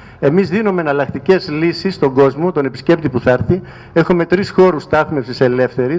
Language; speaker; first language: Greek; native; Greek